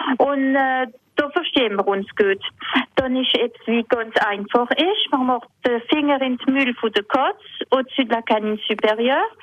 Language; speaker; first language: German; non-native, local second language; French